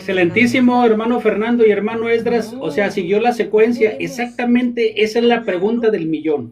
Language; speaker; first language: Spanish; native; Spanish